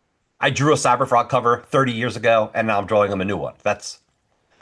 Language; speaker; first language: English; native; English